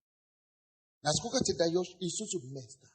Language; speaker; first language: Russian; non-native, fluent; Yoruba